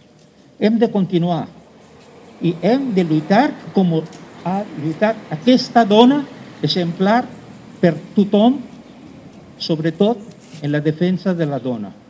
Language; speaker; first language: Catalan; non-native, local second language; Spanish